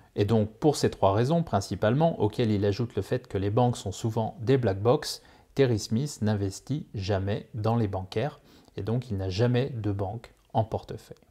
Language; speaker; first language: French; native; French